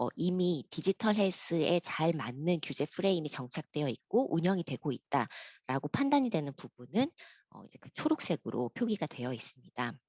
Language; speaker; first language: Korean; native; Korean